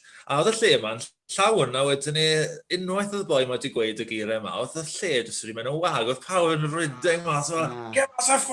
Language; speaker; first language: Welsh; native; Welsh